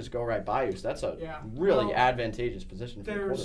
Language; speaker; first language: English; native; English